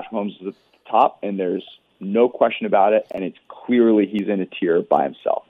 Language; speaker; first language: English; native; English